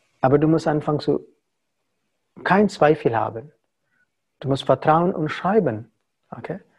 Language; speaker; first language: German; non-native, fluent; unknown